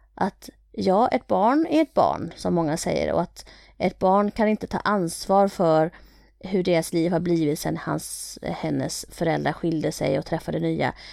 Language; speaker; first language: Swedish; early bilingual, other home language; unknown